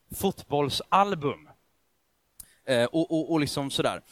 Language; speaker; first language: Swedish; native; Swedish